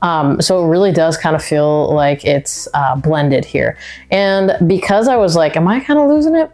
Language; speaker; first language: English; native; English